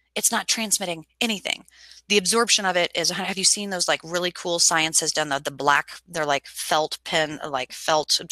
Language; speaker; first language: English; native; English